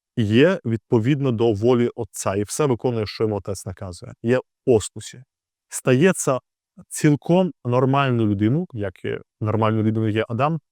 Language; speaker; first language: Ukrainian; native; Ukrainian